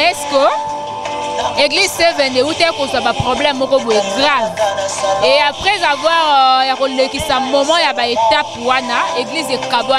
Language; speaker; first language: French; non-native, local second language; Lingala